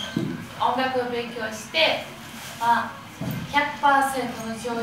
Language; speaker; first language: Japanese; non-native, learner; Russian